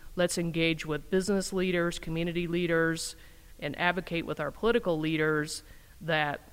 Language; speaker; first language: English; native; English